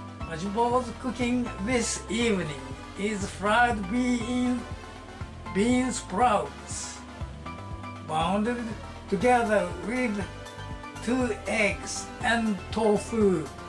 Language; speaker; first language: English; non-native, learner; Japanese